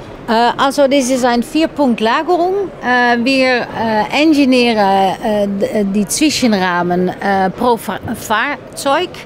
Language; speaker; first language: German; non-native, fluent; Dutch